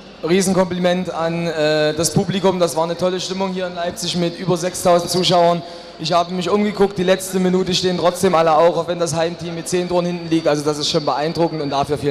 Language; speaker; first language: German; native; German